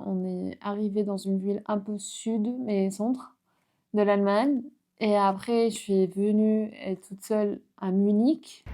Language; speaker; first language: French; non-native, fluent; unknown